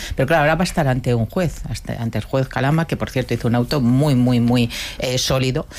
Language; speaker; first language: Spanish; native; Spanish